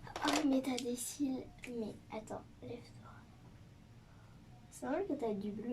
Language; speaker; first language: French; native; French